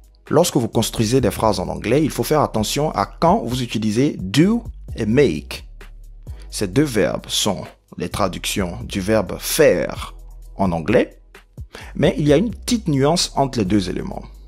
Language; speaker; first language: French; native; French